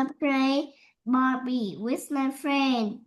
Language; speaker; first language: English; non-native, learner; Vietnamese